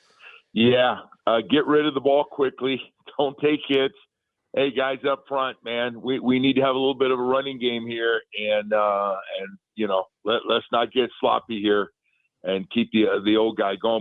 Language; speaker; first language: English; native; English